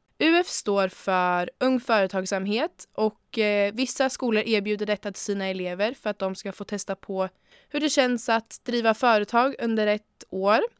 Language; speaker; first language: Swedish; early bilingual, other home language; German